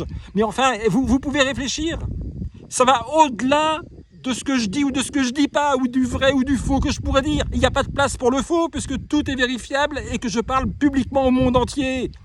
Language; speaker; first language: French; native; French